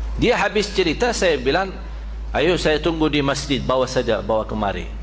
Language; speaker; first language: Malay; non-native, fluent; Arabic